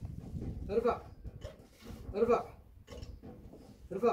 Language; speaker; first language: Arabic; non-native, learner; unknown